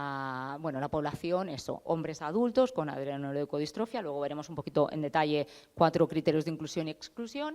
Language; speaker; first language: Spanish; native; Spanish